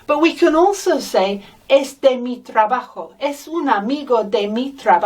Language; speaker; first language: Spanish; non-native, fluent; English